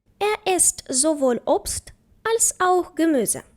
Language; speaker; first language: German; non-native, fluent; Ukrainian